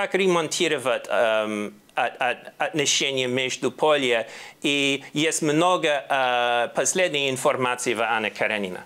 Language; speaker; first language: Russian; non-native, learner; English